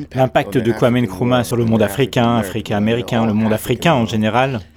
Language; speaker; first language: French; non-native, fluent; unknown